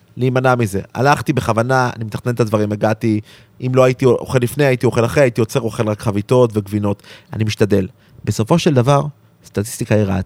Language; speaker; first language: Hebrew; native; Hebrew